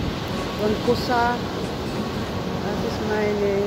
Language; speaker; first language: German; non-native, learner; Filipino